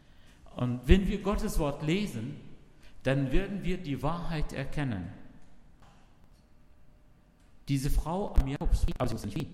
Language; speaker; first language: German; non-native, learner; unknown